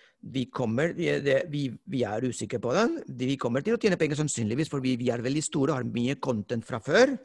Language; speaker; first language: Norwegian; non-native, fluent; Spanish